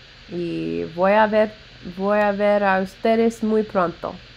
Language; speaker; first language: Spanish; non-native, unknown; English